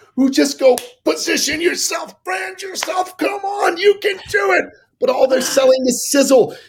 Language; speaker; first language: English; early bilingual, other home language; Persian